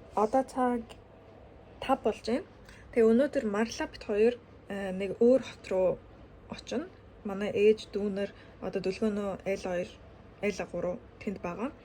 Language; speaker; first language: Mongolian; early bilingual, heritage; Mongolian